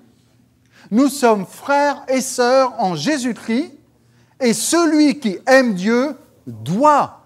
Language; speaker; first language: French; native; French